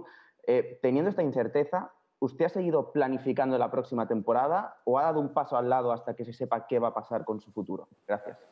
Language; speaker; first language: Spanish; native; Spanish